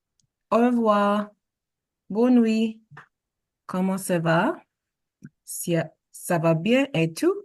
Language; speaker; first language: French; non-native, learner; English